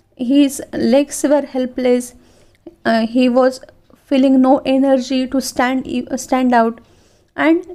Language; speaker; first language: English; non-native, local second language; Marathi